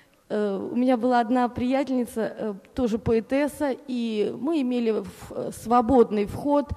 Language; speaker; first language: Russian; native; Russian